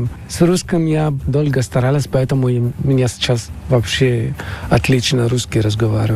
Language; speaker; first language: Russian; non-native, learner; Arabic